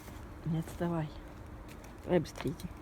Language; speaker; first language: Russian; native; Russian